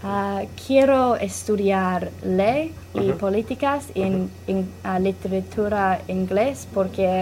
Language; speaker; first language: Spanish; non-native, learner; English